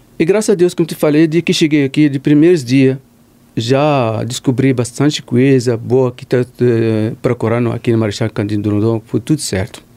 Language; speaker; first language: Portuguese; non-native, learner; Arabic